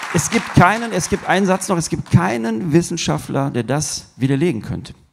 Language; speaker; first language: German; early bilingual, other home language; Turkish